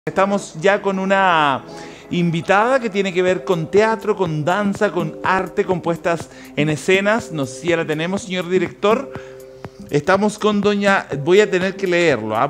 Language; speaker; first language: Spanish; native; Spanish